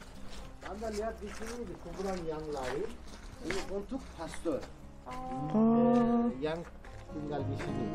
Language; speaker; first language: Indonesian; non-native, learner; Turkish